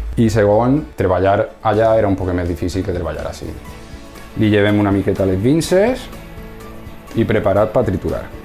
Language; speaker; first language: Catalan; non-native, local second language; Spanish